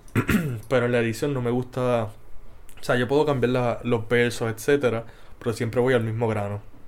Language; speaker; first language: Spanish; native; Spanish